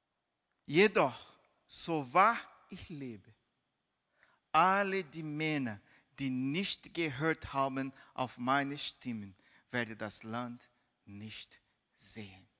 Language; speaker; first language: German; non-native, fluent; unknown